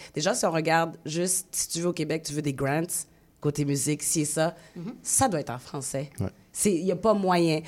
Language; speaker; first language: French; early bilingual, other home language; Haitian Creole